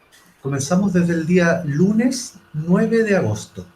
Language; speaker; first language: Spanish; native; Spanish